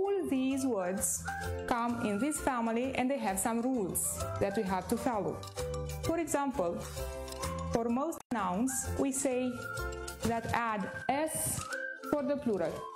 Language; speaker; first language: English; non-native, fluent; Romanian